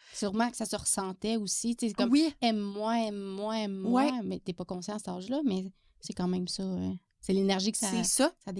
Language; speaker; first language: French; native; French